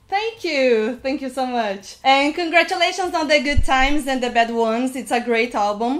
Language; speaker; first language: English; non-native, fluent; Portuguese